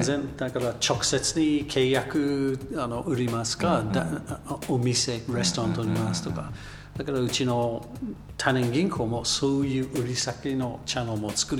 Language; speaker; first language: Japanese; non-native, learner; English